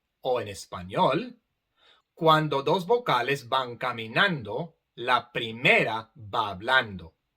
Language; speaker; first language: Spanish; non-native, fluent; English